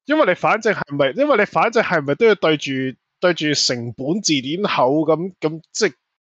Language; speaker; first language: Cantonese; native; Cantonese